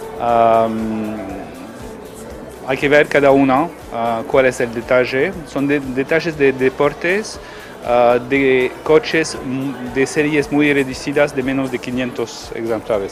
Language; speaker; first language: Spanish; non-native, fluent; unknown